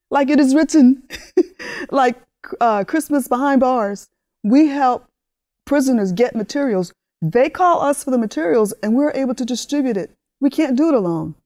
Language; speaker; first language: English; early bilingual, other home language; Spanish